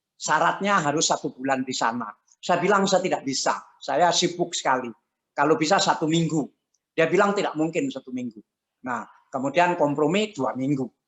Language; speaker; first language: Indonesian; non-native, local second language; Javanese